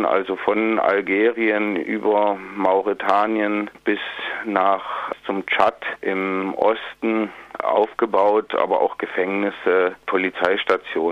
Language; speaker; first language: German; native; German